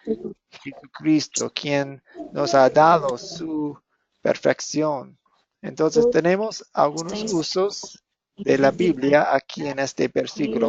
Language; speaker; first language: Spanish; non-native, fluent; English